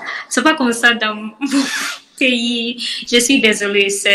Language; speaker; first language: French; non-native, learner; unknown